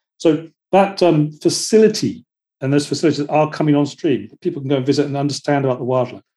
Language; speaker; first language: English; native; English